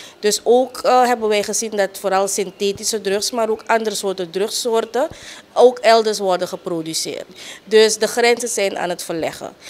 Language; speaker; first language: Dutch; native; Dutch